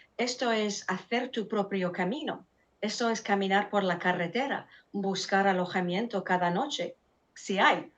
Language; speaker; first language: Spanish; non-native, fluent; Arabic